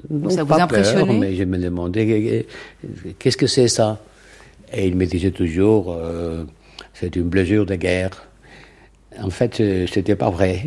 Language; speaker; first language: French; non-native, fluent; Catalan